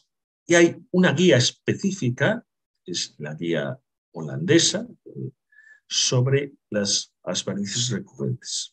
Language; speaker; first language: Spanish; native; Spanish